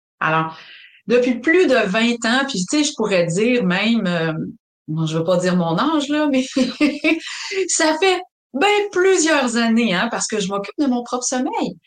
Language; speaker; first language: French; native; French